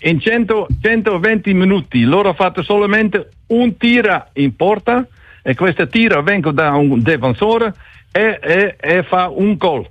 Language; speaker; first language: Italian; non-native, learner; Dutch